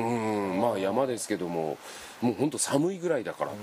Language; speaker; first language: Japanese; native; Japanese